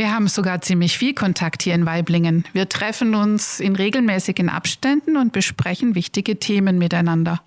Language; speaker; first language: German; native; German